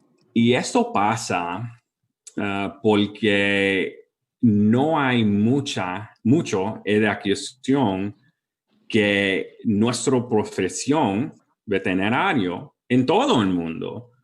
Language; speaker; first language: Spanish; early bilingual, heritage; English